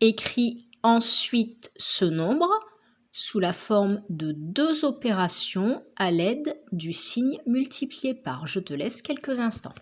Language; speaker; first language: French; native; French